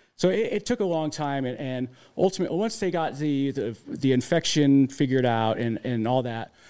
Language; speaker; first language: English; native; English